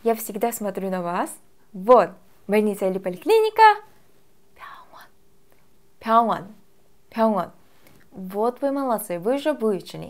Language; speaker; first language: Russian; non-native, fluent; Korean